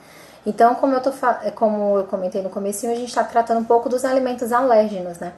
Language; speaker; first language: Portuguese; native; Portuguese